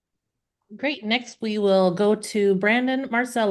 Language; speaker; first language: English; native; English